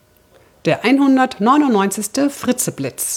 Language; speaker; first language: German; native; German